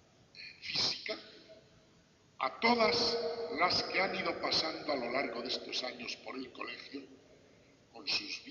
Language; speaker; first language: Spanish; native; Spanish